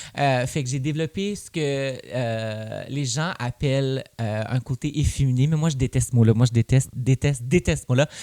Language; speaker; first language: French; native; French